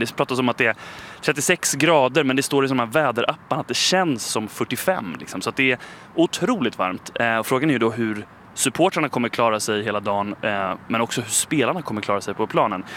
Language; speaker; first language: Swedish; native; Swedish